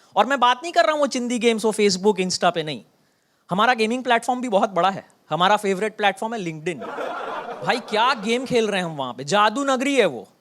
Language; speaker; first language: Hindi; non-native, local second language; Bangla